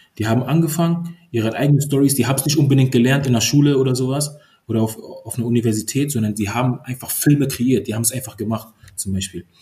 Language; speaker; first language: German; early bilingual, other home language; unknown